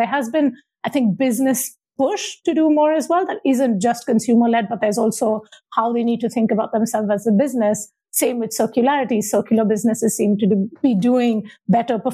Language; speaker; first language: English; non-native, local second language; Hindi